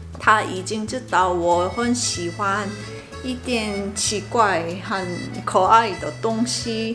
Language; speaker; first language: Chinese; non-native, learner; Korean